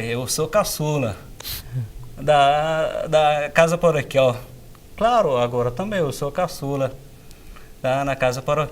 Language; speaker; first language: Portuguese; non-native, fluent; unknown